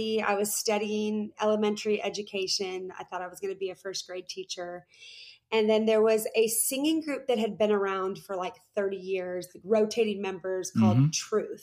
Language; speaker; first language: English; native; English